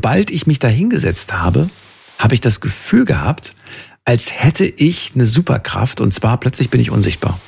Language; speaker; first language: German; native; German